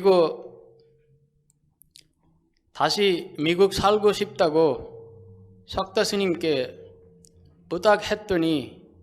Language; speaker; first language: Korean; non-native, fluent; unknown